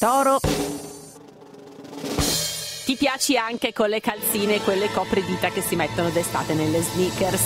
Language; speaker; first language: Italian; native; Italian